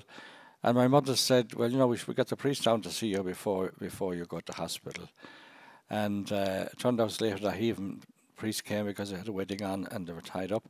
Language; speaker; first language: English; native; English